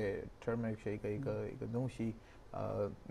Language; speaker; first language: Chinese; non-native, learner; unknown